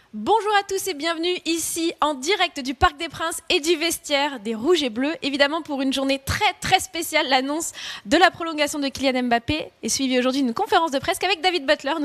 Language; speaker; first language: French; native; French